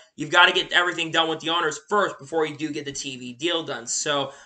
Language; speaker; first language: English; native; English